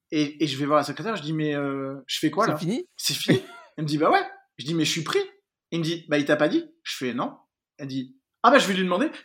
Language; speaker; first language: French; native; French